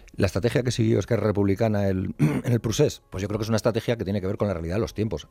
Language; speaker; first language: Spanish; native; Spanish